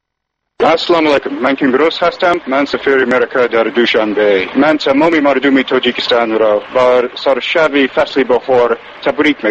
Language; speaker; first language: Persian; non-native, learner; English